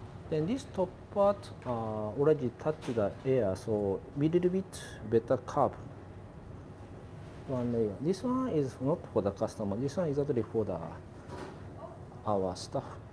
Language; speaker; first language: English; non-native, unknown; Japanese